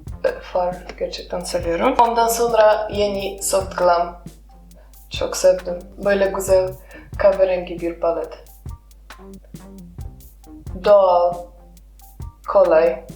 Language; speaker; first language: Turkish; non-native, learner; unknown